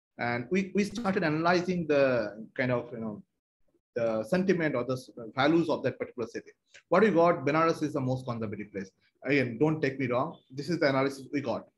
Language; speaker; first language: English; non-native, local second language; Bangla